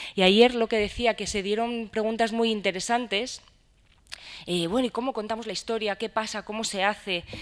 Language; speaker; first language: Spanish; native; Spanish